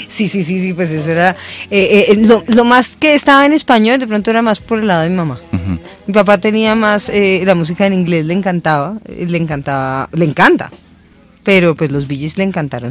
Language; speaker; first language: Spanish; native; Spanish